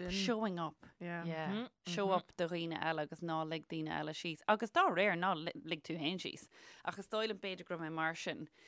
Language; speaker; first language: Irish; native; Irish